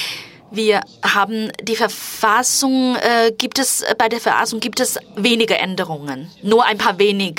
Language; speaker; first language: German; non-native, fluent; Chinese